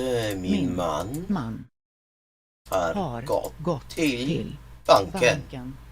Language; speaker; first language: Swedish; non-native, learner; English